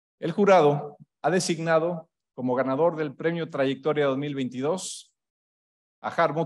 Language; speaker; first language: Spanish; native; Spanish